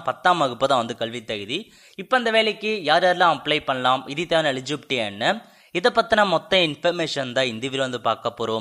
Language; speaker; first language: Tamil; native; Tamil